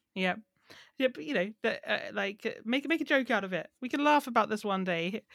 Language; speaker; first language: English; native; English